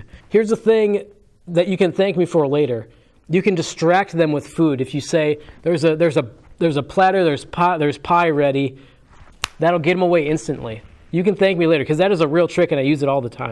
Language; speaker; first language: English; native; English